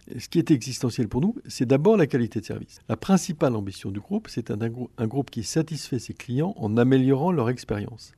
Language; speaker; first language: French; native; French